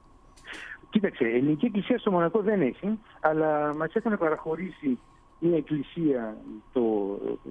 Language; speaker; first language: Greek; early bilingual, heritage; Greek